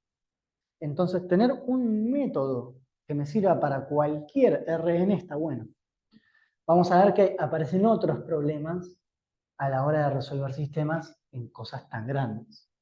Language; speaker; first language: Spanish; native; Spanish